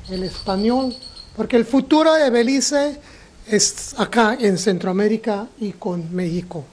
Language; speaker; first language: Spanish; non-native, local second language; English